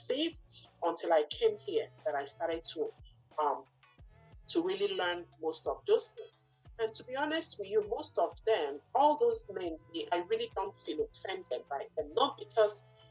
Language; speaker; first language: English; non-native, local second language; Igbo